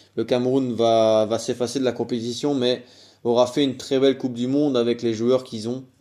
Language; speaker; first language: French; native; French